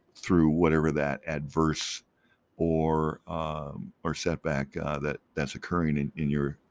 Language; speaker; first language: English; native; English